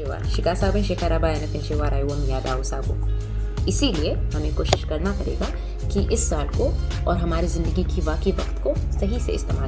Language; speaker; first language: Hindi; non-native, learner; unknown